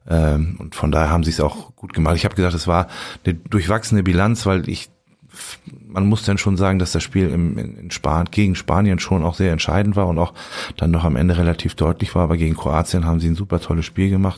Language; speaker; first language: German; native; German